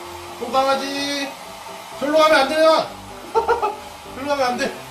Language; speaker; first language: Korean; native; Korean